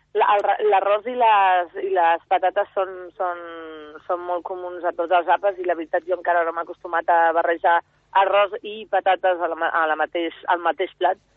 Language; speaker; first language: Catalan; early bilingual, other home language; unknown